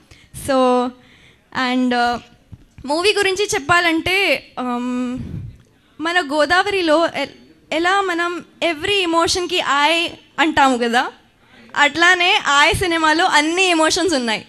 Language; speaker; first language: Telugu; non-native, fluent; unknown